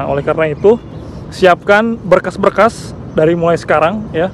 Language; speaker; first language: Indonesian; non-native, local second language; Sundanese